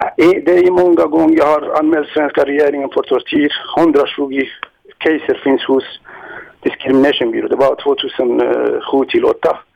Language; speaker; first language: Swedish; non-native, learner; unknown